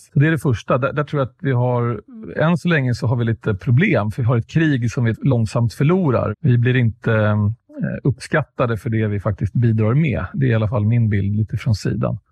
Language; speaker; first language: Swedish; native; Swedish